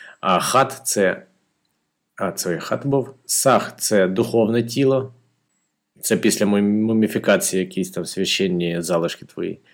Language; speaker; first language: Ukrainian; non-native, local second language; Russian